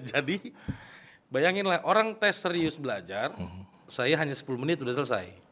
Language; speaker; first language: Indonesian; native; Indonesian